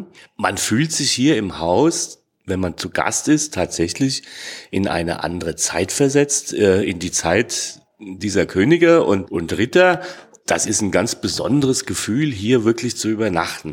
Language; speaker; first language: German; native; German